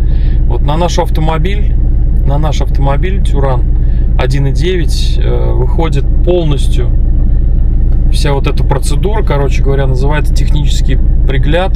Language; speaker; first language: Russian; native; Russian